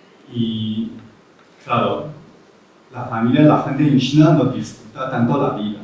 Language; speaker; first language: Spanish; non-native, fluent; Chinese